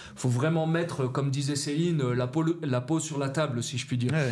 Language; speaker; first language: French; native; French